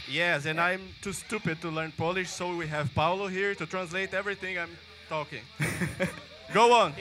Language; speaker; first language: English; non-native, fluent; Portuguese